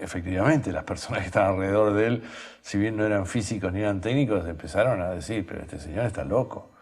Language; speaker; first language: Spanish; native; Spanish